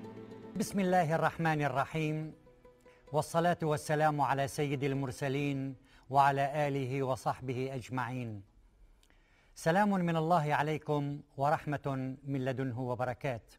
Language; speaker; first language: Arabic; native; Arabic